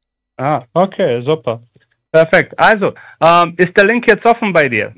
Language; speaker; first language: German; non-native, fluent; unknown